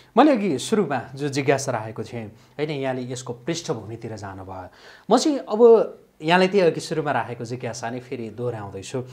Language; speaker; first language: Nepali; native; Nepali